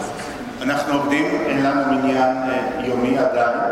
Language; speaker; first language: Hebrew; non-native, fluent; Spanish